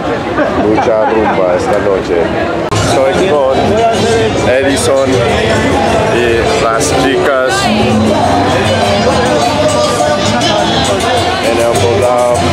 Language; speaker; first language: Spanish; non-native, learner; English